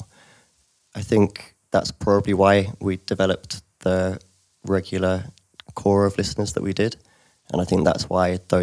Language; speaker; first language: English; native; English